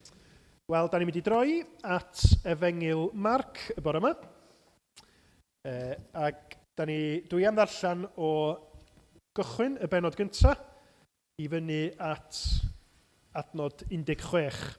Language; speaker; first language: Welsh; native; Welsh